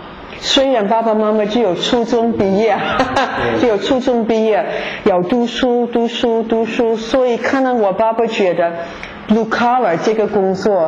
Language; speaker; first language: Chinese; non-native, fluent; English